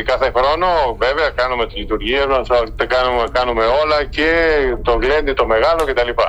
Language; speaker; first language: Greek; early bilingual, heritage; Spanish